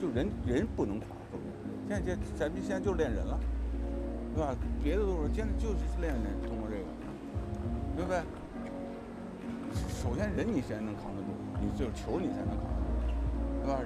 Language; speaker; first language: Chinese; native; Chinese